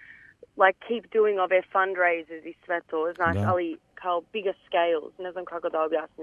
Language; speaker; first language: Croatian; early bilingual, heritage; Bosnian